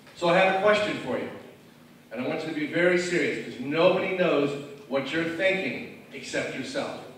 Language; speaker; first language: English; native; English